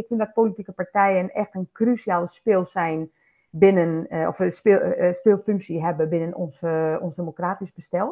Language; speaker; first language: Dutch; non-native, fluent; Spanish